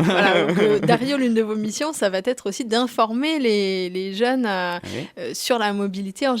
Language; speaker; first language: French; native; French